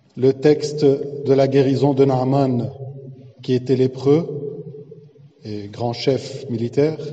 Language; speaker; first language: French; non-native, local second language; Arabic